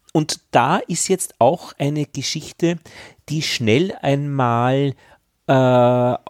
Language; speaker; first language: German; native; German